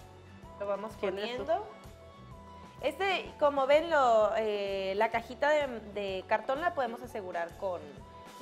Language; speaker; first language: Spanish; native; Spanish